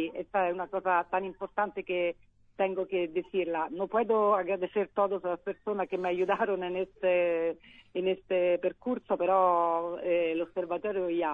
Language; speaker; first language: Spanish; non-native, learner; Italian